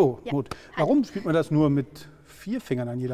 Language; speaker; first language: German; native; German